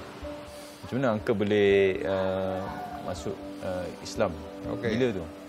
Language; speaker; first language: Malay; native; Malay